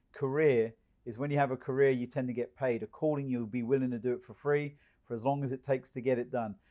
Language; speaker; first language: English; native; English